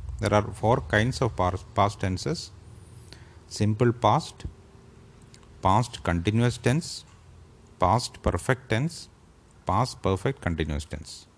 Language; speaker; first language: English; non-native, local second language; Malayalam